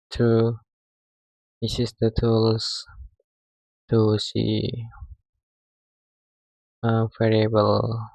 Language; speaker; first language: English; non-native, learner; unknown